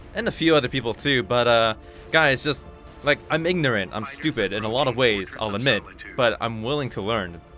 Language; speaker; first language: English; non-native, fluent; Korean